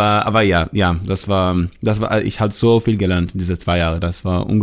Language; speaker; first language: German; non-native, fluent; Hebrew